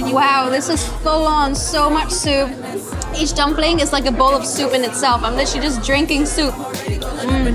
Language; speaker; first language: English; non-native, local second language; Cantonese